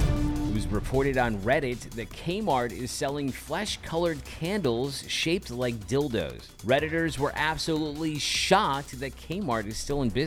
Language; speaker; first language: English; native; English